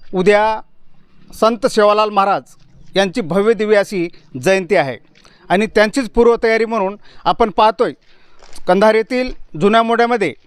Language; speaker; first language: Marathi; native; Marathi